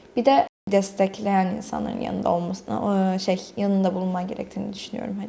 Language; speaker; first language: Turkish; early bilingual, other home language; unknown